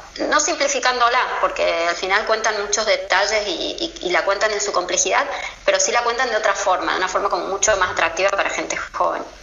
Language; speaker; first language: Spanish; native; Spanish